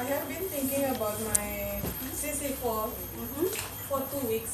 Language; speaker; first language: English; non-native, learner; Indonesian